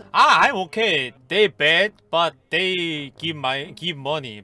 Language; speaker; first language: English; non-native, learner; Korean